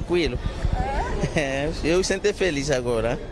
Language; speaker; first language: Portuguese; non-native, learner; Haitian Creole